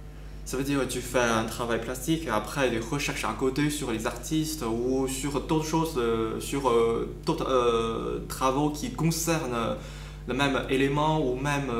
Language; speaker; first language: French; non-native, fluent; Chinese